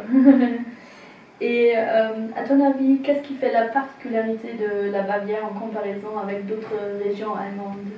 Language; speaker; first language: French; non-native, fluent; German